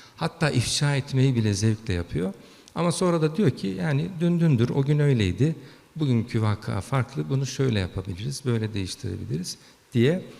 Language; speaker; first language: Turkish; early bilingual, heritage; Turkish